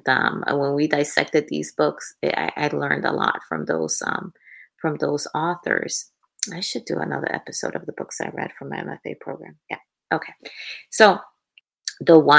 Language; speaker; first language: English; non-native, fluent; Spanish